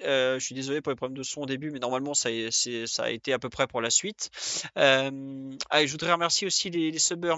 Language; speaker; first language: French; native; French